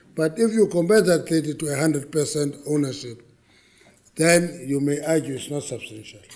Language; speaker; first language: English; non-native, local second language; Xhosa